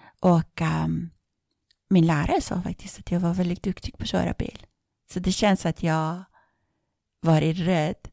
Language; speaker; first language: Swedish; non-native, fluent; Persian